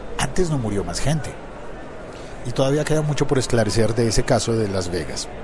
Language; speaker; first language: Spanish; native; Spanish